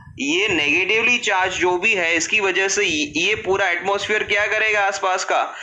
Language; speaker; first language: Hindi; non-native, local second language; Gujarati